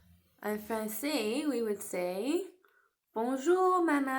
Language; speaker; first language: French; non-native, fluent; English